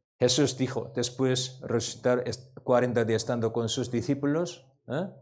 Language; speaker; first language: Spanish; non-native, learner; Korean